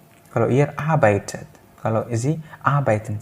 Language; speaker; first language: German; non-native, fluent; Indonesian